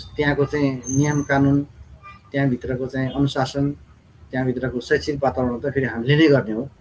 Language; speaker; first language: Nepali; non-native, local second language; Gurung